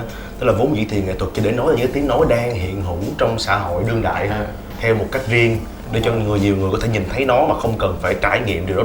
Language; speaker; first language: Vietnamese; native; Vietnamese